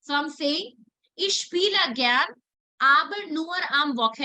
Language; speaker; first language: German; non-native, fluent; Hindi